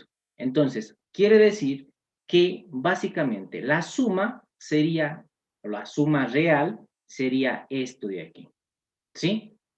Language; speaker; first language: Spanish; native; Spanish